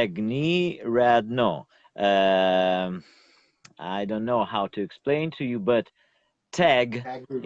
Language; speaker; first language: English; non-native, learner; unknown